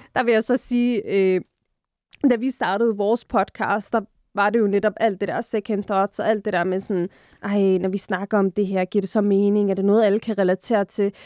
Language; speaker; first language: Danish; early bilingual, other home language; Arabic